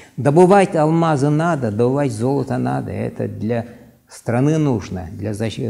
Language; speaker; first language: Russian; non-native, local second language; Yakut